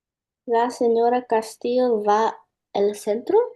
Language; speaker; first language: Spanish; non-native, learner; English